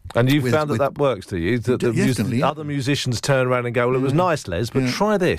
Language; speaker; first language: English; native; English